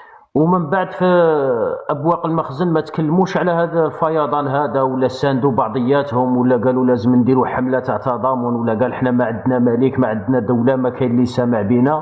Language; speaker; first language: Arabic; native; Arabic